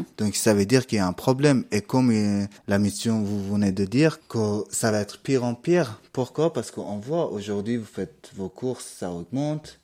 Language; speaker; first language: French; non-native, fluent; Persian